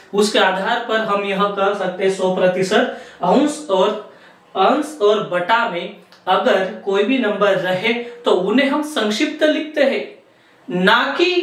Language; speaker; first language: Hindi; non-native, local second language; Marathi